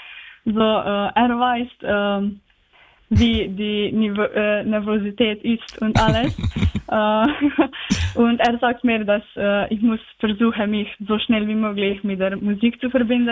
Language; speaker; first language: German; non-native, learner; Slovenian